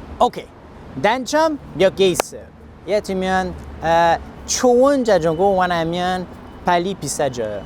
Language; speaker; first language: Korean; non-native, learner; English